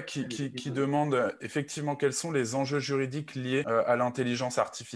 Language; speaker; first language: French; native; French